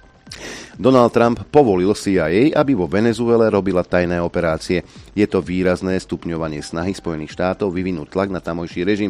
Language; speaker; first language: Slovak; native; Slovak